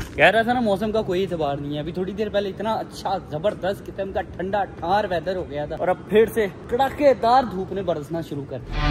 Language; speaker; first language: Urdu; non-native, local second language; Punjabi